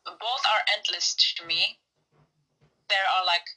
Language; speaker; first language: English; non-native, fluent; Turkish